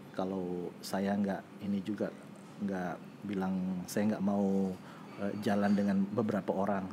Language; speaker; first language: Indonesian; native; Indonesian